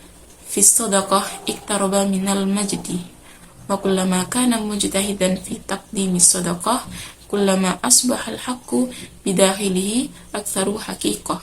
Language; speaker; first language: Arabic; non-native, learner; Indonesian